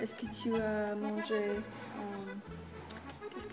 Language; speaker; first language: French; non-native, learner; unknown